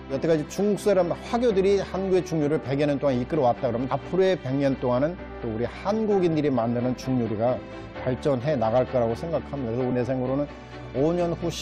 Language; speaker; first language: Korean; native; Korean